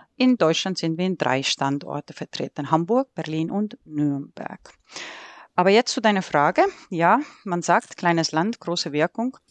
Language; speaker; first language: German; non-native, fluent; Estonian